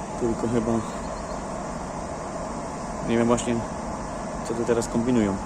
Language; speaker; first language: Polish; native; Polish